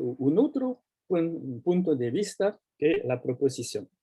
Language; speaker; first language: Spanish; non-native, fluent; French